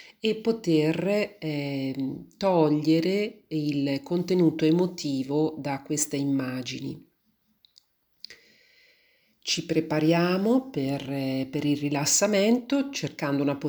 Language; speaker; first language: Italian; native; Italian